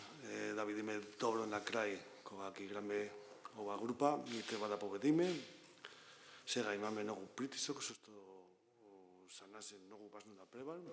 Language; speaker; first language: Macedonian; non-native, learner; Spanish